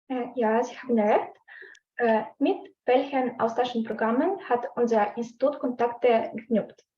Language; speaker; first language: German; non-native, learner; Ukrainian